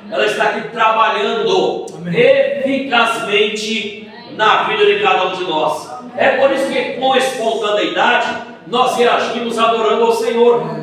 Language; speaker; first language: Portuguese; native; Portuguese